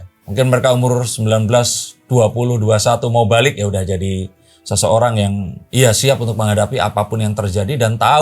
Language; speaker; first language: Indonesian; native; Indonesian